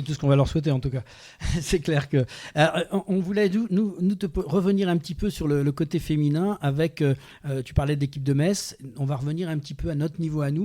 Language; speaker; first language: French; native; French